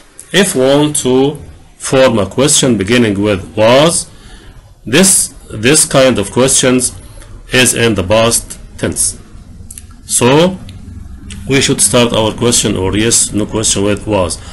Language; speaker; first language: English; non-native, fluent; Arabic